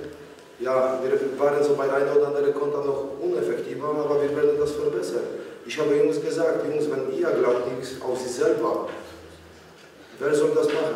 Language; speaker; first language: German; non-native, learner; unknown